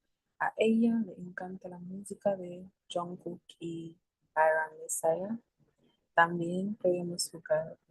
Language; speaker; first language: Spanish; non-native, learner; English